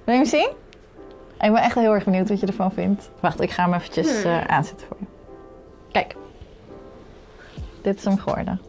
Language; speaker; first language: Dutch; native; Dutch